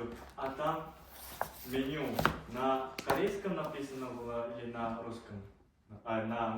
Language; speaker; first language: Russian; non-native, fluent; Korean